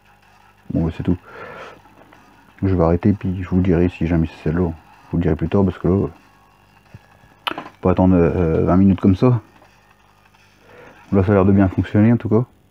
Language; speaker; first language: French; native; French